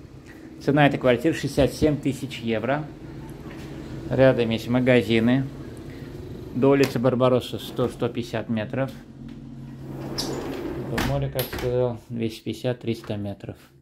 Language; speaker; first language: Russian; non-native, fluent; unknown